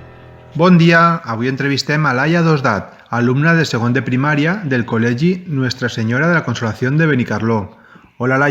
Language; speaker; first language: Catalan; native; Catalan